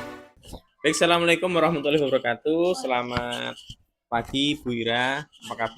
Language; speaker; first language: Indonesian; native; Indonesian